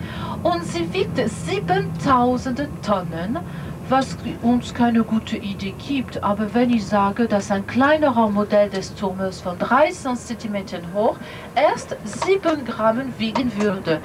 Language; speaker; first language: German; non-native, fluent; French